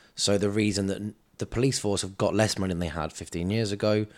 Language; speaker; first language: English; native; English